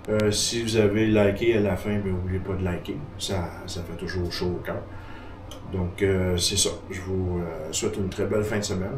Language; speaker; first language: French; native; French